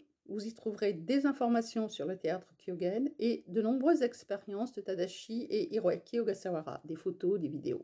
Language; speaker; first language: French; native; French